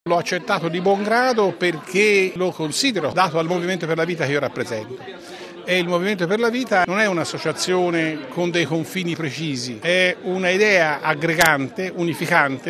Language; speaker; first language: Italian; native; Italian